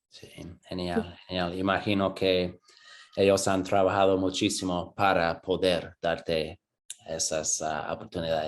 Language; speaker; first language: Spanish; non-native, fluent; English